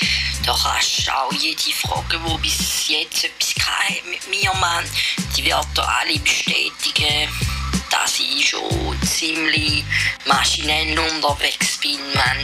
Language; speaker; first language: German; native; German